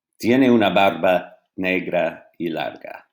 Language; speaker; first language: Spanish; non-native, fluent; English